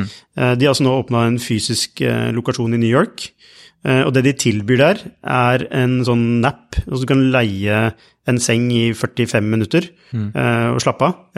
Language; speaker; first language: Norwegian; native; Norwegian